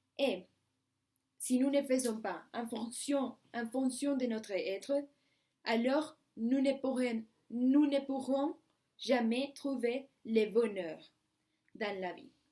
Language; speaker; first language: French; non-native, learner; Spanish